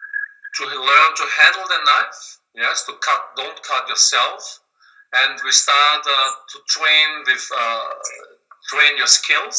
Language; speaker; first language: English; non-native, learner; German